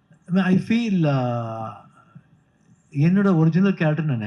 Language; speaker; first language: Tamil; non-native, fluent; Kannada